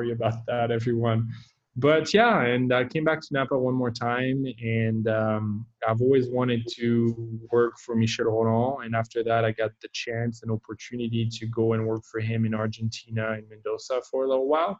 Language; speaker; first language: English; non-native, fluent; French